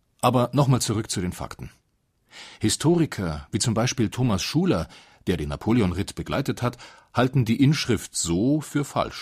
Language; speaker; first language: German; native; German